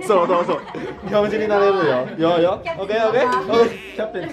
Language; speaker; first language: Japanese; non-native, fluent; Indonesian